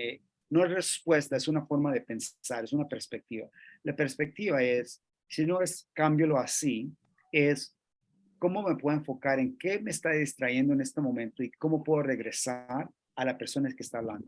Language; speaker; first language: Spanish; non-native, fluent; English